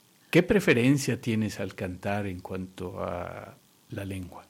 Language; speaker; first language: Spanish; native; Spanish